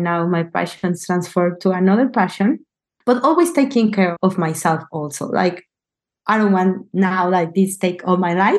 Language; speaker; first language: English; non-native, learner; Spanish